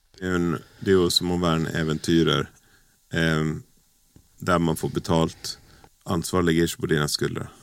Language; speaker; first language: Norwegian; native; Norwegian